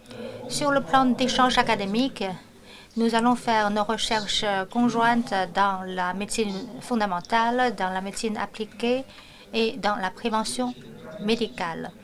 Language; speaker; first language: French; non-native, fluent; Chinese